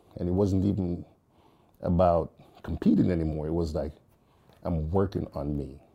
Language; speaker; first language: English; early bilingual, other home language; Jamaican Creole English